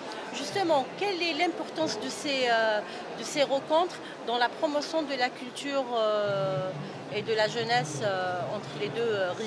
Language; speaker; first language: French; non-native, local second language; Arabic